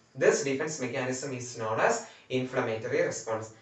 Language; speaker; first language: English; non-native, local second language; Malayalam